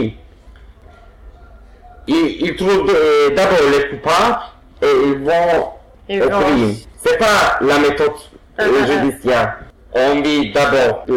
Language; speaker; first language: French; non-native, fluent; Turkish